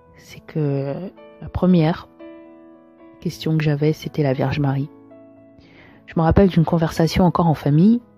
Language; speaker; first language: French; early bilingual, other home language; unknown